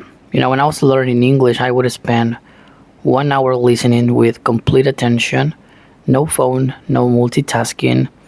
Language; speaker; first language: English; non-native, fluent; Spanish